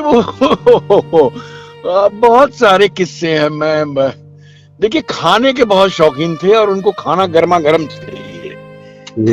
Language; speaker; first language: Hindi; native; Hindi